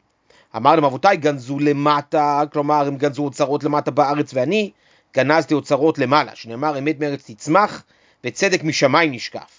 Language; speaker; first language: Hebrew; native; Hebrew